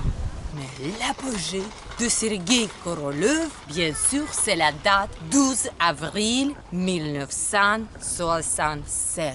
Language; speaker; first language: French; non-native, learner; Ukrainian